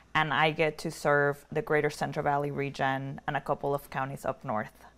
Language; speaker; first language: English; early bilingual, other home language; Spanish